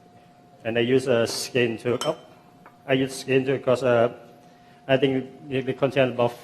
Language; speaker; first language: English; non-native, fluent; Thai